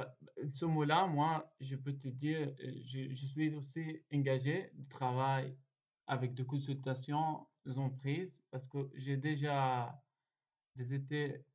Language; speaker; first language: French; non-native, learner; Arabic